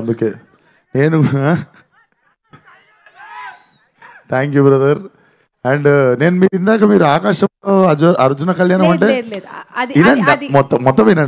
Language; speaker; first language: Telugu; native; Telugu